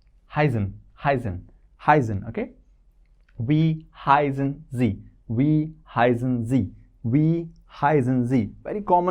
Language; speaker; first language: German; non-native, fluent; Hindi